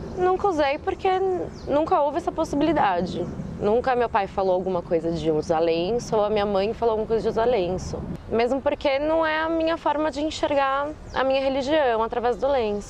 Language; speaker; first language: Portuguese; early bilingual, other home language; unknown